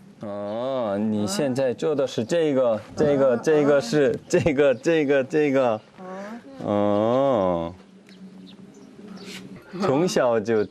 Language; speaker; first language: Chinese; non-native, fluent; Korean